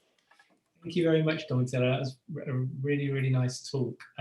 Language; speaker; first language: English; native; English